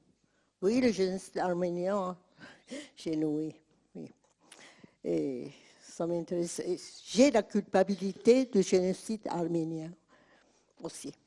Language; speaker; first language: French; non-native, fluent; Turkish